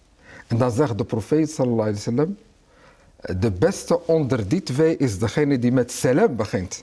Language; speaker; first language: Dutch; early bilingual, other home language; Arabic